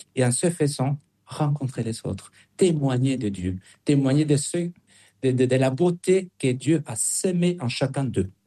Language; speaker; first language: French; non-native, fluent; Spanish